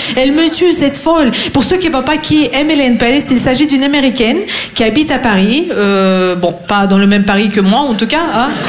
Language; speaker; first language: French; non-native, fluent; Russian